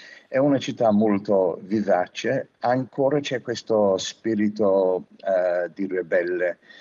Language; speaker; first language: Italian; non-native, fluent; English